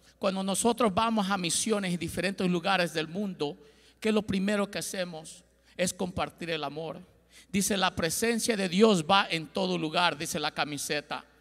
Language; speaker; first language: Spanish; early bilingual, heritage; Spanish